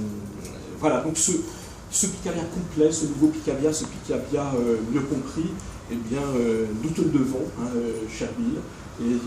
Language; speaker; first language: French; native; French